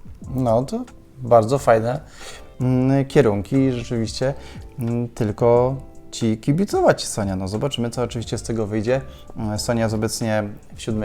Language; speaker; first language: Polish; native; Polish